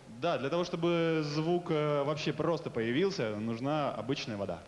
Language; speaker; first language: Russian; native; Russian